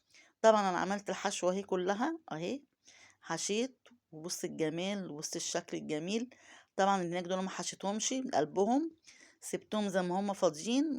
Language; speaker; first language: Arabic; native; Arabic